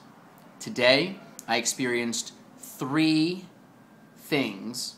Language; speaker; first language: English; native; English